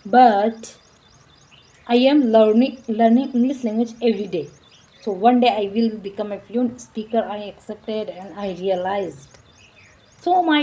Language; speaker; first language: English; non-native, learner; Marwari